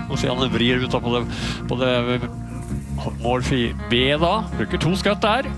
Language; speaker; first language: Norwegian; native; Norwegian